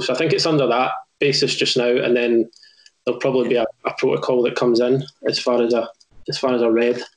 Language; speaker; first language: English; native; English